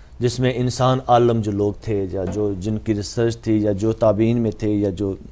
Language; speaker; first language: Urdu; non-native, local second language; Punjabi